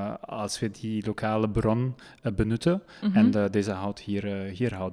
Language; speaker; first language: Dutch; non-native, local second language; French